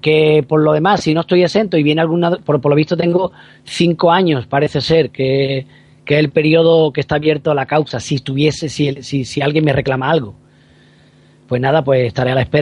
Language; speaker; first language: Spanish; native; Spanish